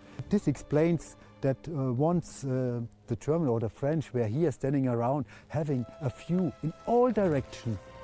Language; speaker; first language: English; non-native, fluent; German